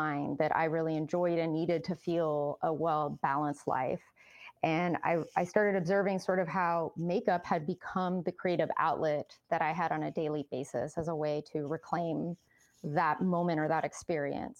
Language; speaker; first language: English; early bilingual, other home language; Spanish